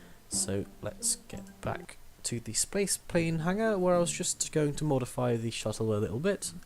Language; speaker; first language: English; native; English